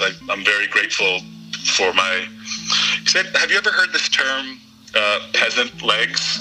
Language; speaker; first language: English; early bilingual, other home language; Greek